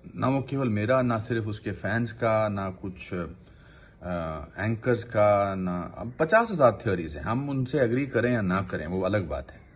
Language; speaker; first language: Hindi; native; Hindi